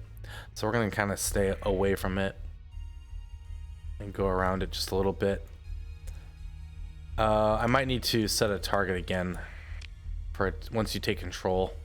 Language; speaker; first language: English; native; English